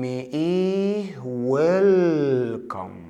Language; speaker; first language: English; non-native, fluent; Arabic